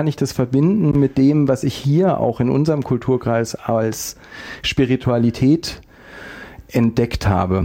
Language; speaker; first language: German; native; German